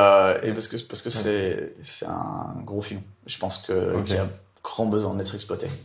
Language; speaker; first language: French; native; French